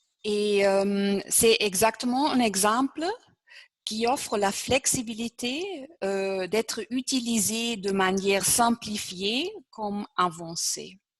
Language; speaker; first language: French; non-native, fluent; German